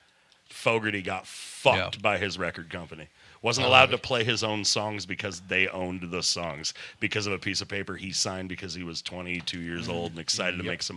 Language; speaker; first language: English; native; English